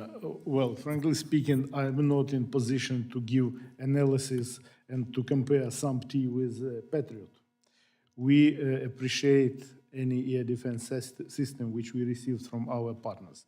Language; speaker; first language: English; non-native, fluent; Ukrainian